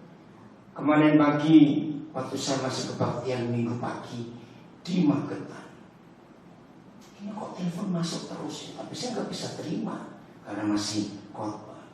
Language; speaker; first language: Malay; non-native, local second language; Javanese